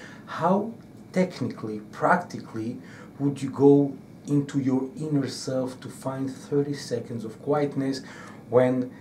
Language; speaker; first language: English; non-native, fluent; Hebrew